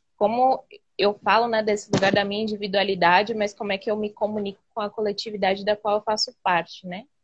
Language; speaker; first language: Portuguese; native; Portuguese